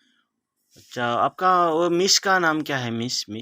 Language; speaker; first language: Hindi; non-native, local second language; Assamese